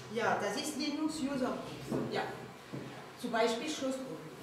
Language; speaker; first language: German; non-native, learner; French